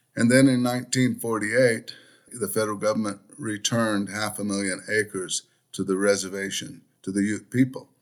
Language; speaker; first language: English; native; English